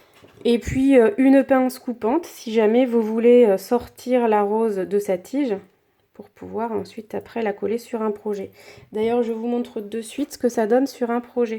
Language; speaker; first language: French; native; French